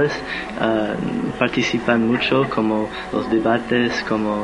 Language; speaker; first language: Spanish; non-native, learner; English